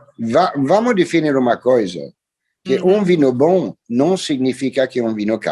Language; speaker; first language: Portuguese; non-native, fluent; French